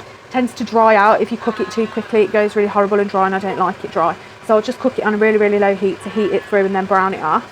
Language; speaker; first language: English; native; English